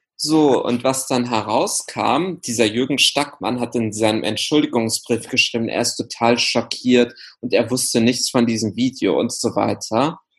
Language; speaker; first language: German; early bilingual, other home language; Arabic